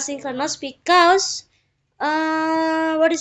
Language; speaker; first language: English; non-native, learner; Indonesian